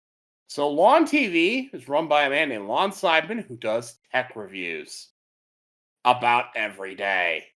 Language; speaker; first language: English; native; English